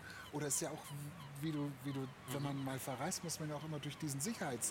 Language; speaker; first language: German; native; German